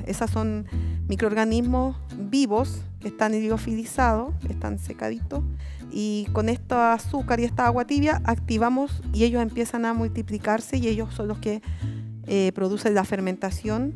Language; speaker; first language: Spanish; native; Spanish